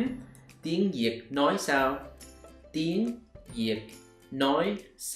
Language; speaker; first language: Vietnamese; non-native, learner; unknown